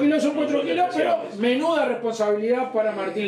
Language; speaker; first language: Spanish; native; Spanish